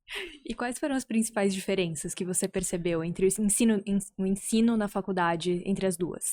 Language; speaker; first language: Portuguese; native; Portuguese